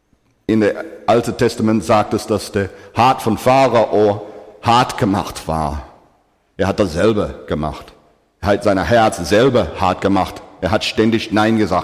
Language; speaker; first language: German; non-native, fluent; English